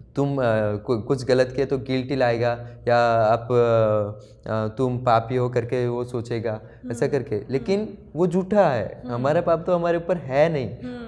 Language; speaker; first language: Hindi; non-native, local second language; Gujarati